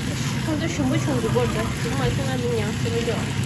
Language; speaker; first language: Chinese; non-native, learner; Tibetan